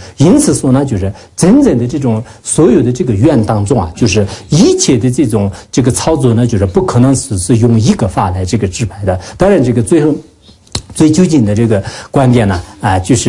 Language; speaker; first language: Chinese; non-native, local second language; Tibetan